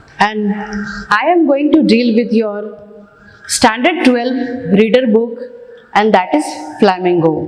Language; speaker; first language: English; non-native, local second language; Hindi